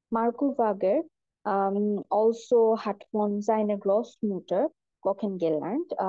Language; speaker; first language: German; non-native, fluent; Bangla